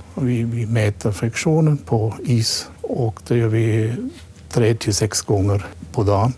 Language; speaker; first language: Swedish; non-native, fluent; German